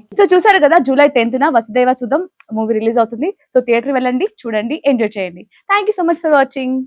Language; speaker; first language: Telugu; native; Telugu